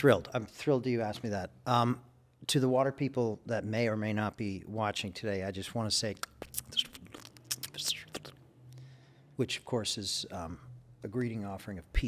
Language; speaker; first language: English; native; English